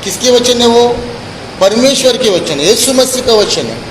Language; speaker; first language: Hindi; non-native, local second language; Telugu